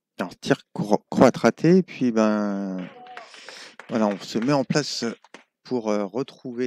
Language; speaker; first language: French; native; French